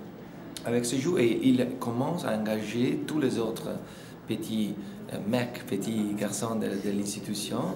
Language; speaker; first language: French; non-native, fluent; Italian